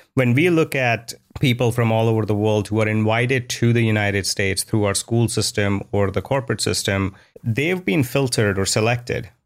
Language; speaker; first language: English; non-native, local second language; Hindi